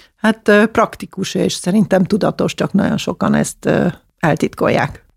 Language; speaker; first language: Hungarian; early bilingual, heritage; Czech